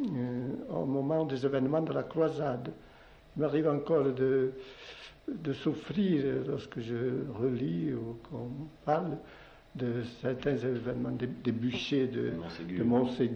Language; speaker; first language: French; non-native, local second language; Occitan